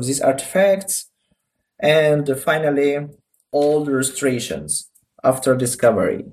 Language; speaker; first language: English; non-native, learner; Arabic